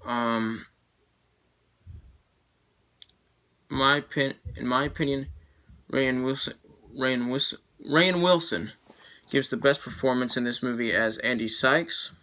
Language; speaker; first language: English; native; English